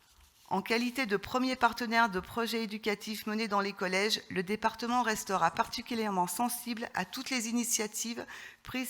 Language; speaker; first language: French; native; French